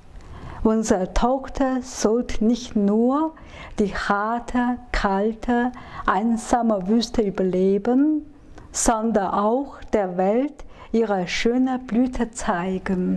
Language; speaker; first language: German; non-native, fluent; Chinese